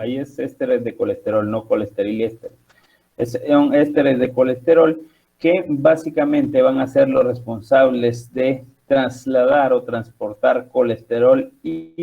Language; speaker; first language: Spanish; native; Spanish